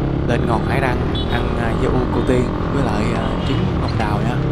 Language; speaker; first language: Vietnamese; native; Vietnamese